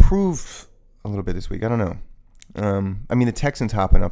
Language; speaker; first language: English; native; English